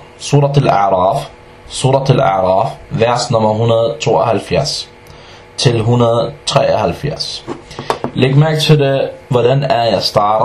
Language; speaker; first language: Danish; non-native, fluent; Arabic